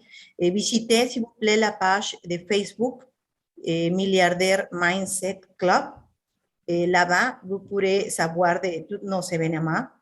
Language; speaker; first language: French; non-native, fluent; Spanish